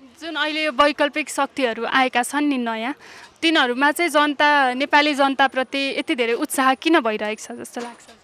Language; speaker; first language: Nepali; native; Nepali